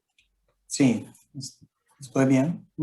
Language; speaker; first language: Spanish; non-native, learner; English